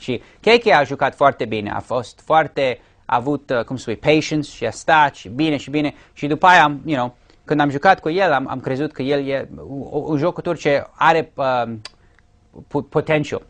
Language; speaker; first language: Romanian; early bilingual, heritage; English